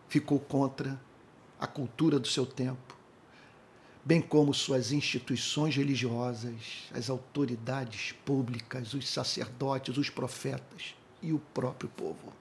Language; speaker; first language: Portuguese; native; Portuguese